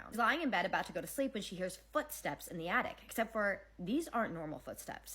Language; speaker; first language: English; native; English